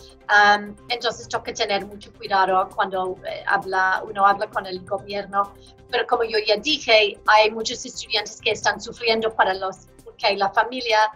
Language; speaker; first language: Spanish; non-native, fluent; English